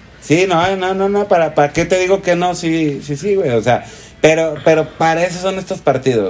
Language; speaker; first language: Spanish; native; Spanish